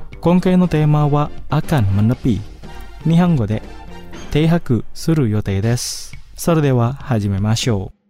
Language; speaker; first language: Japanese; non-native, fluent; Indonesian